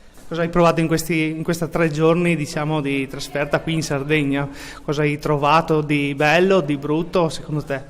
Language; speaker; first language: Italian; native; Italian